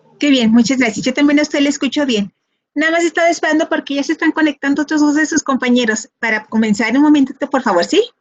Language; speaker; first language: Spanish; native; Spanish